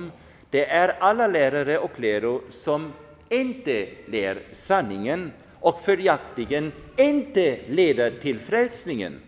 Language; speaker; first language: Swedish; non-native, fluent; German